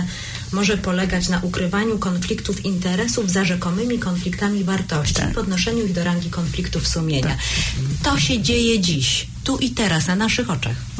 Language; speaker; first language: Polish; native; Polish